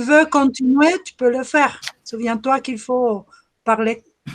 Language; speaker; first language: French; non-native, fluent; Spanish